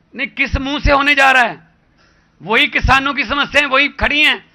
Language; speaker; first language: Hindi; non-native, local second language; Punjabi